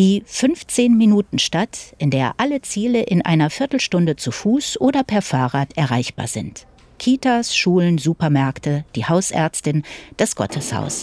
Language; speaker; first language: German; native; German